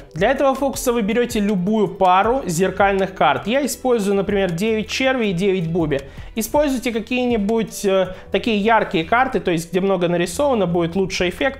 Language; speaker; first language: Russian; native; Russian